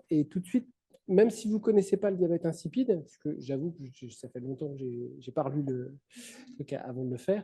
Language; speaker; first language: French; native; French